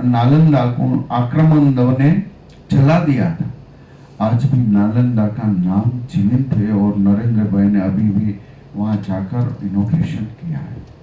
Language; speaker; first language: Hindi; non-native, local second language; Gujarati